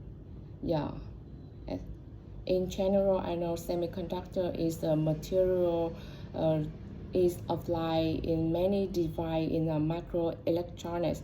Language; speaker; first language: English; non-native, learner; Vietnamese